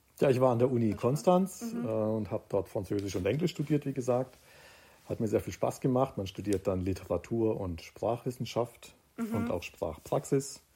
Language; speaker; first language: German; early bilingual, other home language; Croatian